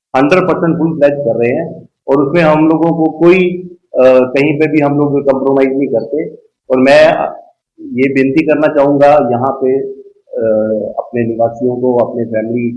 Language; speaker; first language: Hindi; native; Hindi